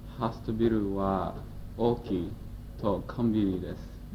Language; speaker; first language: Japanese; non-native, learner; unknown